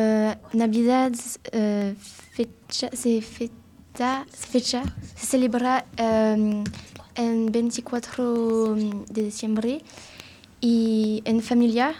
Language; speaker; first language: Spanish; non-native, learner; French